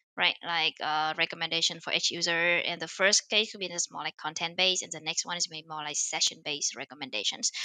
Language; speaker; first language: English; non-native, fluent; Vietnamese